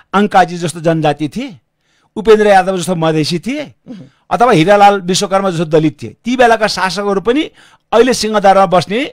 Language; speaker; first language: Nepali; non-native, local second language; Sherpa